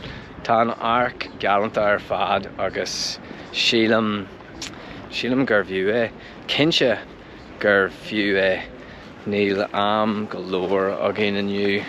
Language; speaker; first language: Irish; non-native, local second language; English